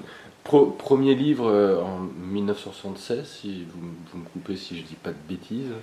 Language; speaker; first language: French; native; French